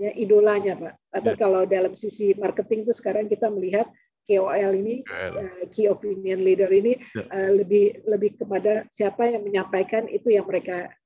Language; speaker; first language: Indonesian; native; Indonesian